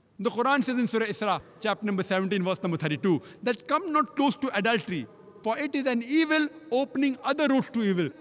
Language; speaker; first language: English; non-native, local second language; Konkani